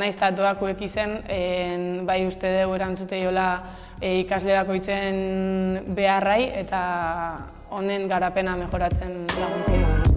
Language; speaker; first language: Basque; native; Basque